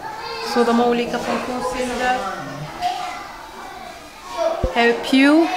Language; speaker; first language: Swedish; early bilingual, other home language; Lingala